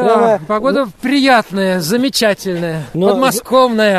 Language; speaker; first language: Russian; native; Russian